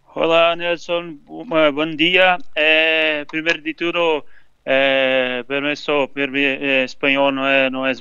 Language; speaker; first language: Spanish; non-native, learner; Portuguese